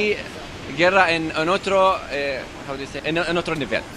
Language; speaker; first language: Spanish; non-native, learner; Arabic